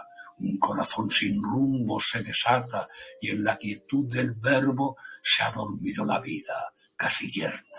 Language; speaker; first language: Spanish; native; Spanish